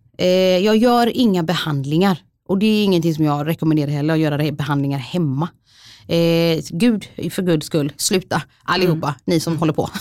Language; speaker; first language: Swedish; early bilingual, other home language; Somali